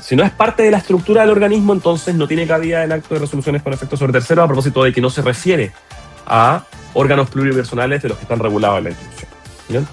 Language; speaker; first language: Spanish; native; Spanish